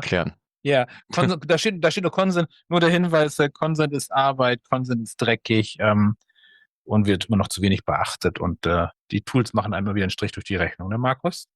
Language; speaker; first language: German; native; German